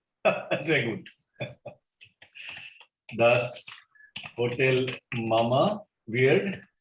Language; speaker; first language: German; non-native, fluent; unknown